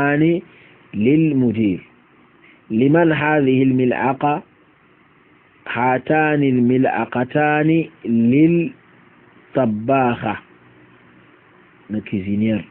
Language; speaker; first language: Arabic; non-native, fluent; Fula